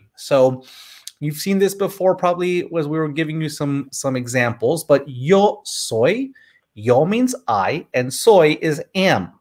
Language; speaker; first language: English; native; English